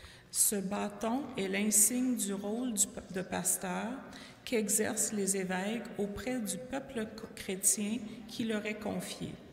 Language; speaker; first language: French; native; French